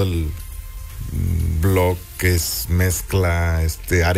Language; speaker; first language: Spanish; native; Spanish